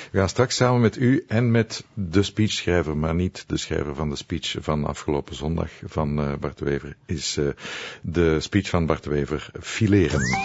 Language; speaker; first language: Dutch; native; Dutch